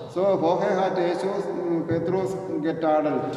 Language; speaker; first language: German; non-native, learner; Malayalam